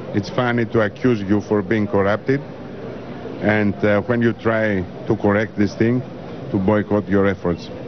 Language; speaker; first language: English; non-native, fluent; Greek